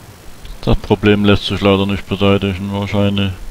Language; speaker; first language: German; native; German